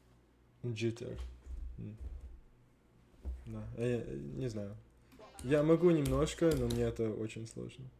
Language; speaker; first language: Russian; non-native, learner; English